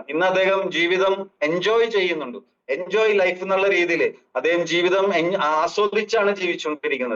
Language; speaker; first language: Malayalam; native; Malayalam